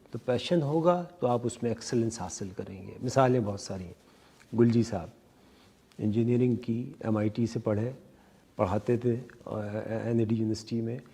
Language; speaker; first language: Urdu; native; Urdu